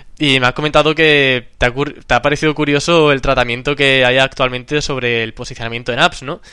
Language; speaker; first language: Spanish; native; Spanish